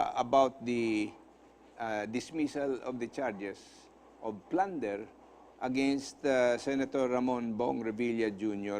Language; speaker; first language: English; non-native, local second language; Filipino